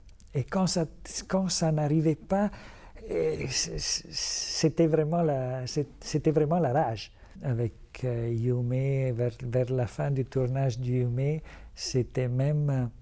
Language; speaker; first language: French; non-native, fluent; Italian